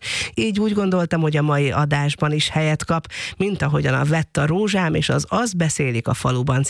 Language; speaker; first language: Hungarian; native; Hungarian